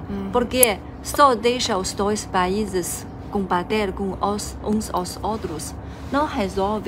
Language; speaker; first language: Portuguese; non-native, fluent; Chinese